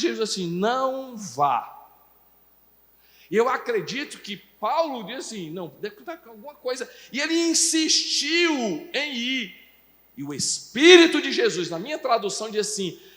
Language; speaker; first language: Portuguese; native; Portuguese